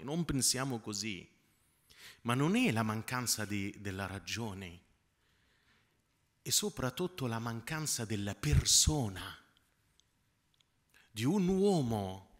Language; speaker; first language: Italian; non-native, fluent; Arabic